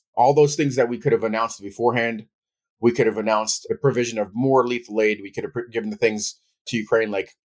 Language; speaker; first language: English; native; English